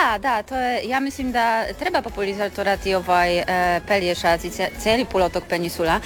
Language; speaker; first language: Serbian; non-native, learner; Polish